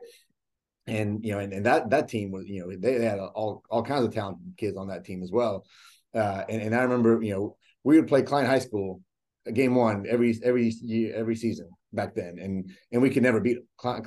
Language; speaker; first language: English; early bilingual, other home language; Spanish